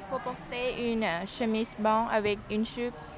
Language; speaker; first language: French; non-native, learner; Lao